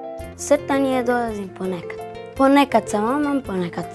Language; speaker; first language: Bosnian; non-native, learner; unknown